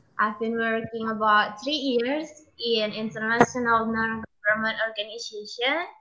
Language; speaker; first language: English; non-native, learner; Indonesian